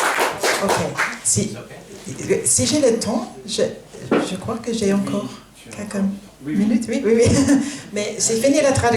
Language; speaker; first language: French; non-native, fluent; English